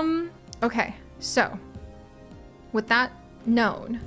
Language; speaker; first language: English; native; English